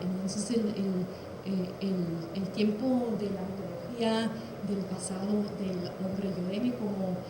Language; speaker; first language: Spanish; non-native, fluent; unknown